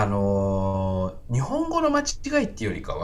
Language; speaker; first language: Japanese; native; Japanese